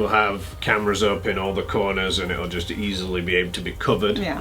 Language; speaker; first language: English; native; English